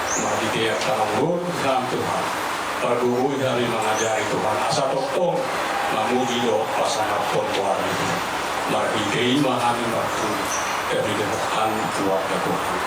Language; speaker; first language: Indonesian; non-native, local second language; Batak Toba